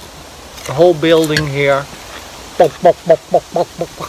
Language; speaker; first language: English; non-native, learner; Dutch